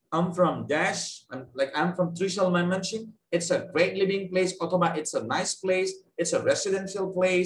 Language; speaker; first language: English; non-native, fluent; Bangla